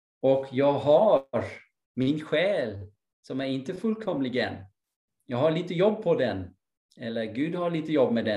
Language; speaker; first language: Swedish; non-native, fluent; English